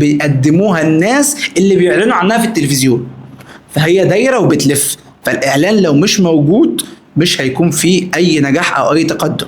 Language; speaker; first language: Arabic; native; Arabic